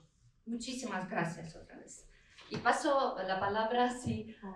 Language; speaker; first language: Spanish; non-native, fluent; Ukrainian